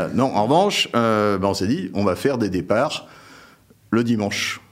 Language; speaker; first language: French; native; French